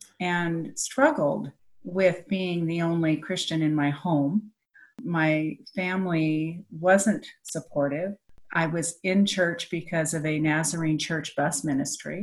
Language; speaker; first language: English; native; English